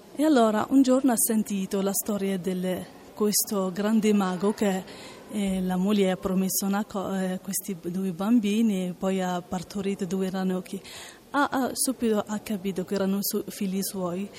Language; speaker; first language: Italian; non-native, learner; Arabic